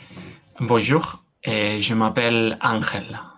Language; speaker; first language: French; non-native, learner; Basque